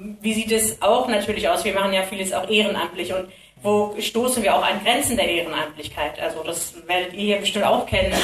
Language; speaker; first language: German; early bilingual, other home language; Kurdish